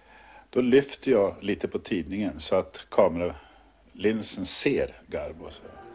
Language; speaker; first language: Swedish; native; Swedish